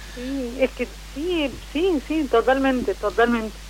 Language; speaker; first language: Spanish; native; Spanish